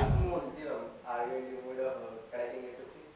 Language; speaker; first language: English; non-native, learner; Hindi